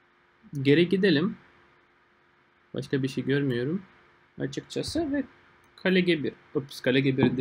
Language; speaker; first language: Turkish; non-native, fluent; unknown